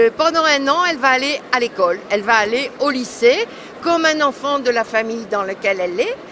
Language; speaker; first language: French; native; French